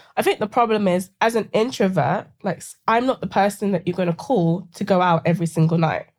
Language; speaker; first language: English; native; English